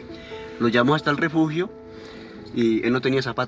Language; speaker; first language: Spanish; native; Spanish